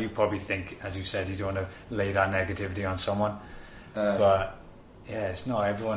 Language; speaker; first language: English; native; English